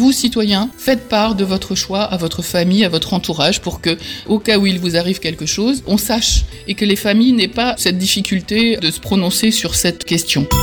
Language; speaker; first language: French; native; French